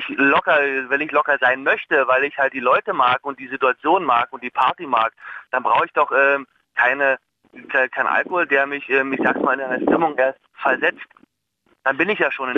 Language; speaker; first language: German; native; German